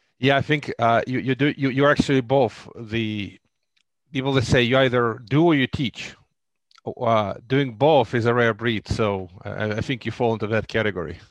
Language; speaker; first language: English; non-native, fluent; Russian